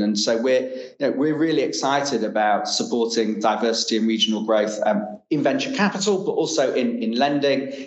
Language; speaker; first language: English; native; English